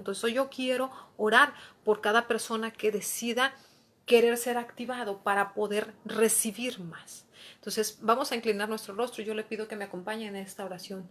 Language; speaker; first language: Spanish; native; Spanish